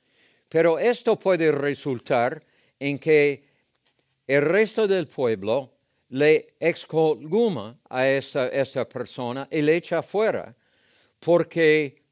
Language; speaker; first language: Spanish; non-native, fluent; English